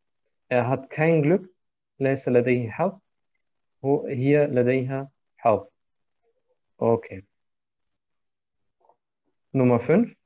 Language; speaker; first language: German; non-native, fluent; Arabic